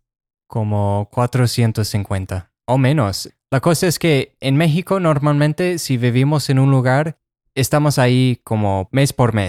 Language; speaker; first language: Spanish; non-native, fluent; English